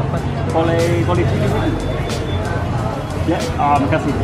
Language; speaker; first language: Indonesian; non-native, fluent; English